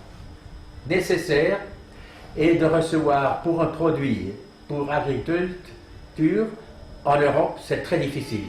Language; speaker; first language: French; non-native, fluent; German